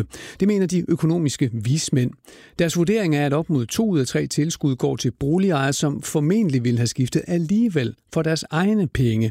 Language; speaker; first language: Danish; native; Danish